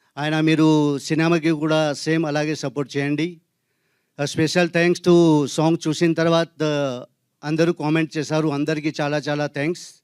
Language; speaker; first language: Telugu; non-native, learner; Hindi